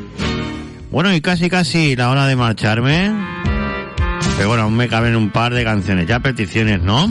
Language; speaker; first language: Spanish; native; Spanish